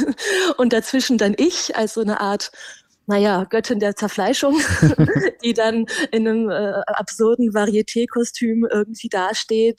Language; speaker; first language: German; native; German